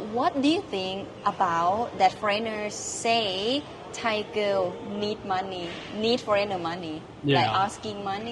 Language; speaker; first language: English; non-native, learner; Thai